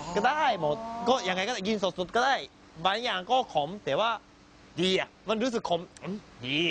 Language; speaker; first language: Thai; non-native, fluent; Japanese